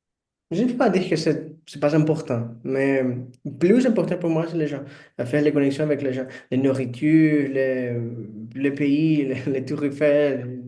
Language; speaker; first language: French; non-native, learner; Portuguese